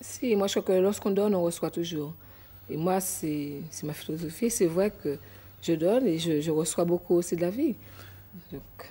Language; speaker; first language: French; native; French